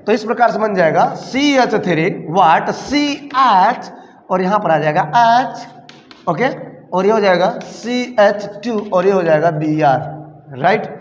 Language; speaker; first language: Hindi; native; Hindi